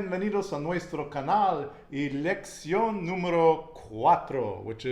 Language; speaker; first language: Spanish; non-native, learner; English